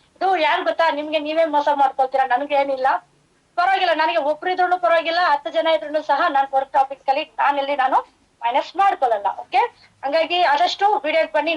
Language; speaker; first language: Kannada; non-native, fluent; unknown